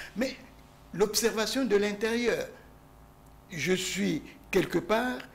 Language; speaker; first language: French; non-native, local second language; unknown